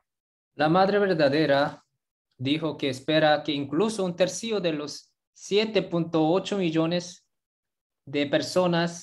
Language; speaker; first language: Spanish; non-native, fluent; Korean